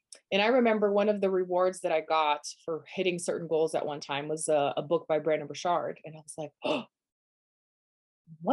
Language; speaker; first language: English; non-native, fluent; Portuguese